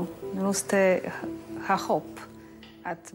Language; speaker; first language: Swedish; non-native, learner; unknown